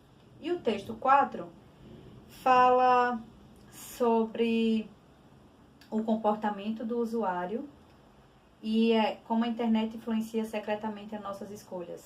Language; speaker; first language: Portuguese; native; Portuguese